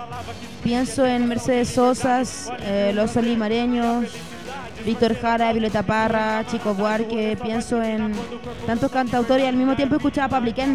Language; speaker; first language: Spanish; early bilingual, heritage; Spanish